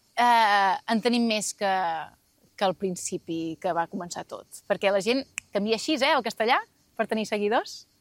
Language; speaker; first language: Catalan; native; Catalan